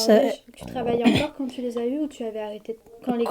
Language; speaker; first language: French; native; French